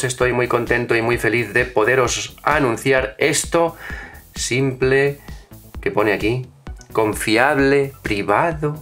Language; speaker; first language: Spanish; native; Spanish